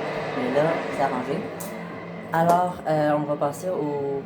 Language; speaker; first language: French; native; French